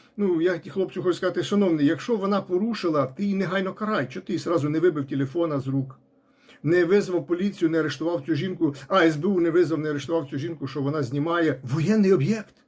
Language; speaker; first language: Ukrainian; non-native, local second language; Russian